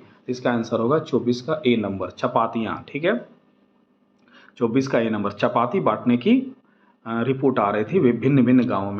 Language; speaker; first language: Hindi; native; Hindi